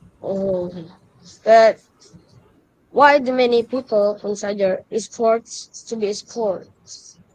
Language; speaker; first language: English; non-native, learner; Indonesian